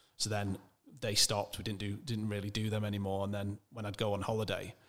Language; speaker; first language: English; native; English